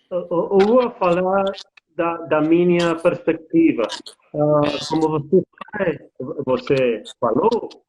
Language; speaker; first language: Portuguese; non-native, fluent; Spanish